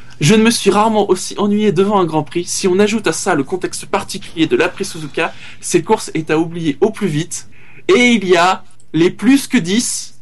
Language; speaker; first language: French; native; French